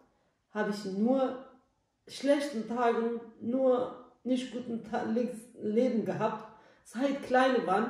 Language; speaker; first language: German; non-native, learner; Turkish